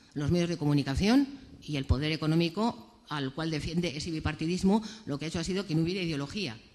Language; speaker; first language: Spanish; native; Spanish